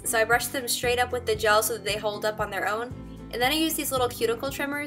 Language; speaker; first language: English; native; English